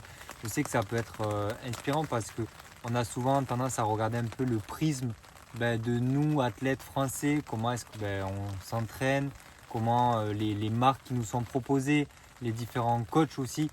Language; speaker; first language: French; native; French